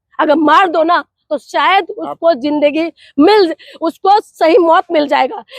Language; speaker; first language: Hindi; non-native, local second language; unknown